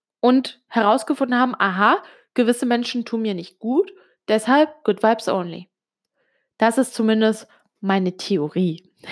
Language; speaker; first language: German; early bilingual, other home language; Italian